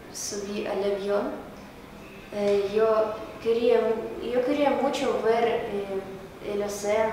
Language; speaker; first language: Spanish; non-native, learner; Ukrainian